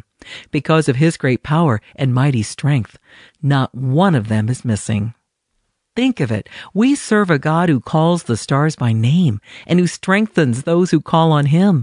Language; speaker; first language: English; native; English